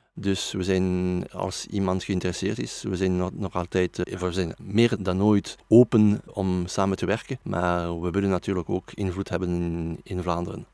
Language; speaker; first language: Dutch; non-native, local second language; French